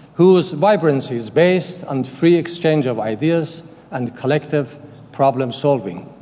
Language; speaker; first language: English; non-native, fluent; Persian